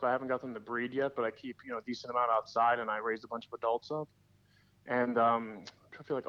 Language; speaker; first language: English; native; English